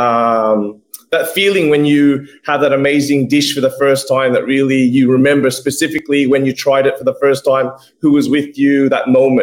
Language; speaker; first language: English; native; English